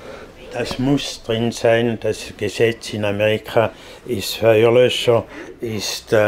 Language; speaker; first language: German; non-native, fluent; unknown